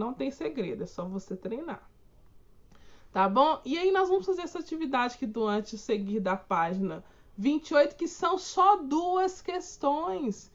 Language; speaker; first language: Portuguese; native; Portuguese